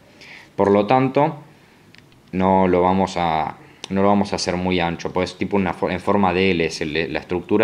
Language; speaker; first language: Spanish; native; Spanish